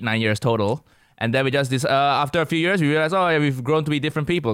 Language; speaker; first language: English; non-native, local second language; Cantonese